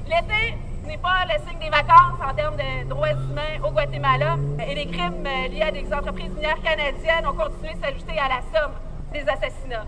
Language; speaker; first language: French; native; French